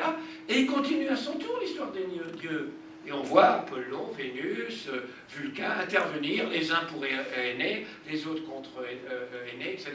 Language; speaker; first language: French; native; French